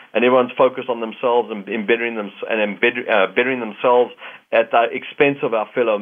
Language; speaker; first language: English; native; English